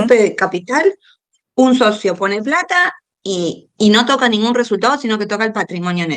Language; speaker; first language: Spanish; native; Spanish